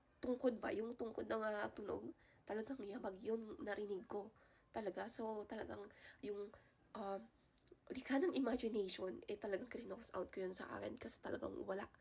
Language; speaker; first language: Filipino; native; Filipino